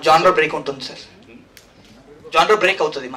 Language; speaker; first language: Telugu; native; Telugu